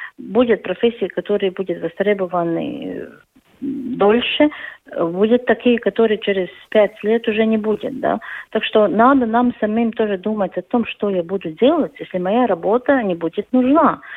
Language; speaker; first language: Russian; non-native, local second language; Latvian